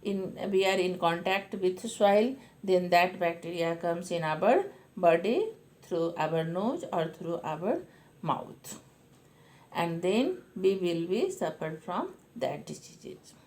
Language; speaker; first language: English; non-native, local second language; Hindi